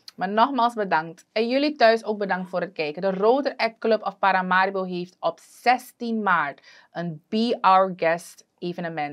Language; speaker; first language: Dutch; native; Dutch